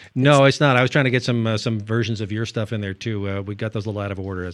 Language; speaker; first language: English; native; English